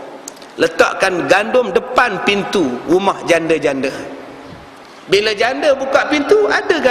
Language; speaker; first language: Malay; native; Malay